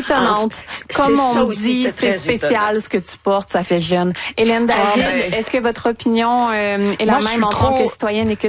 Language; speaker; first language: French; native; French